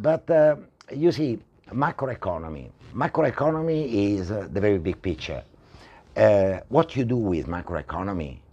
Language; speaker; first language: English; non-native, fluent; Italian